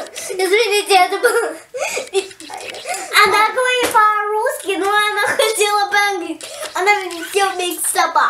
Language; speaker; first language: Russian; early bilingual, heritage; Russian